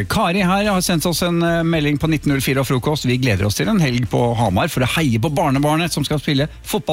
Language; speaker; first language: Norwegian; native; Norwegian